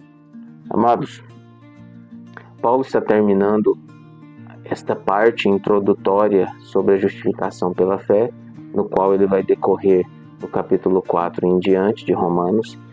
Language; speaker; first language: Portuguese; native; Portuguese